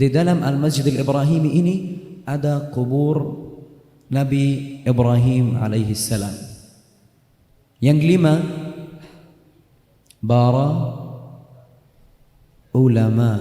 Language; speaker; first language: Indonesian; non-native, fluent; Arabic